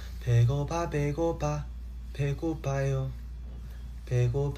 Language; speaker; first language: Korean; early bilingual, heritage; Korean